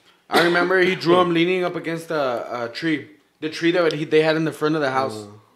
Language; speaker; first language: English; early bilingual, other home language; Spanish